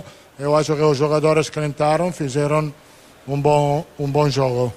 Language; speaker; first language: Portuguese; non-native, learner; Italian